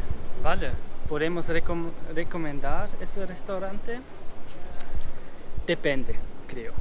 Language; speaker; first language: Spanish; non-native, fluent; German